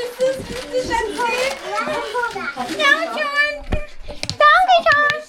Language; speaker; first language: German; non-native, learner; Cebuano